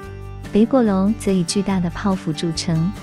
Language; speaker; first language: Chinese; native; Chinese